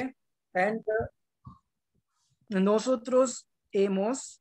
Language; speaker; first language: Spanish; non-native, learner; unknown